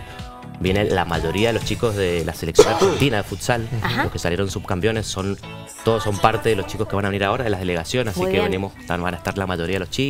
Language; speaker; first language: Spanish; native; Spanish